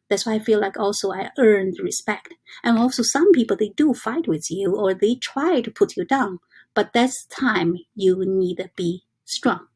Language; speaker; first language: English; non-native, learner; Chinese